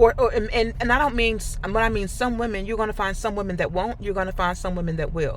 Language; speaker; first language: English; native; English